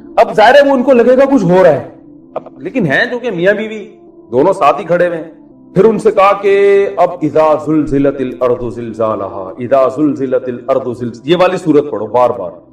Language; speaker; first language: Urdu; native; Urdu